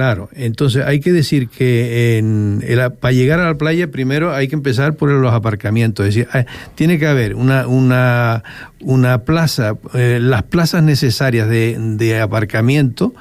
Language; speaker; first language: Spanish; native; Spanish